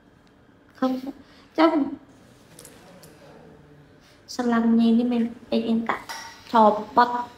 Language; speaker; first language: Vietnamese; non-native, learner; Indonesian